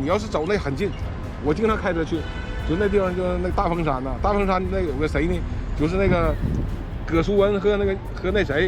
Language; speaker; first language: Chinese; native; Chinese